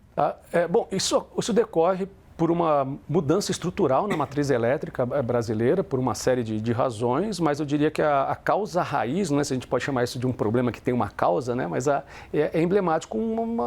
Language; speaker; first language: Portuguese; native; Portuguese